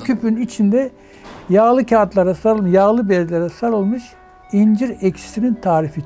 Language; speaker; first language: Turkish; native; Turkish